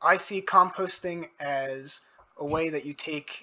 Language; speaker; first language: English; native; English